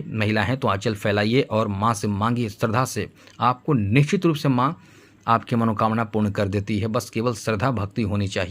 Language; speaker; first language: Hindi; native; Hindi